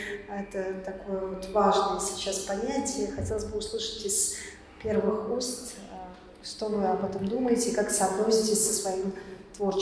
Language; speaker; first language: Russian; native; Russian